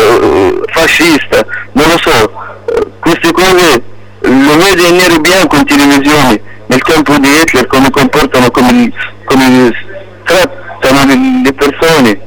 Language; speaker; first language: Italian; non-native, local second language; Arabic